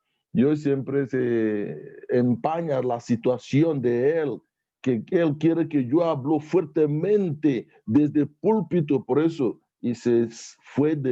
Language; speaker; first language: Spanish; non-native, learner; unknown